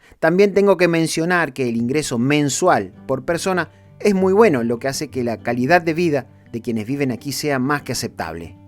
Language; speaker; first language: Spanish; native; Spanish